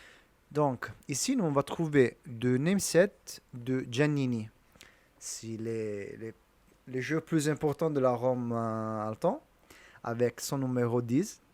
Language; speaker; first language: French; non-native, learner; Italian